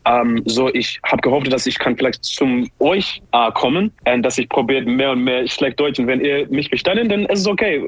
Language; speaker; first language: German; non-native, learner; English